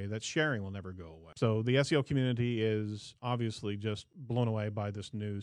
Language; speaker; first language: English; native; English